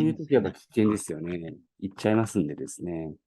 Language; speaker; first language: Japanese; native; Japanese